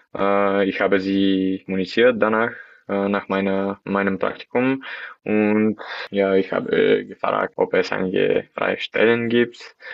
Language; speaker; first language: German; non-native, learner; Bulgarian